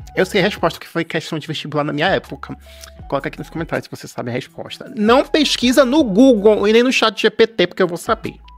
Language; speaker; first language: Portuguese; native; Portuguese